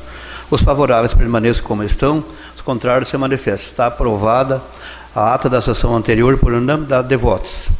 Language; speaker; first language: Portuguese; native; Portuguese